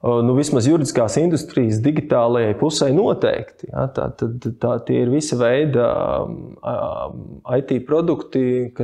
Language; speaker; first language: Latvian; native; Latvian